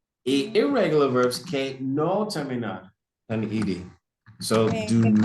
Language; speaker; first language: Spanish; non-native, fluent; English